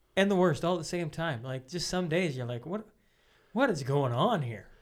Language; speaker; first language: English; native; English